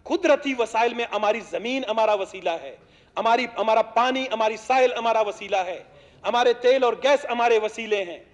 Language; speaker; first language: Urdu; non-native, local second language; Baluchi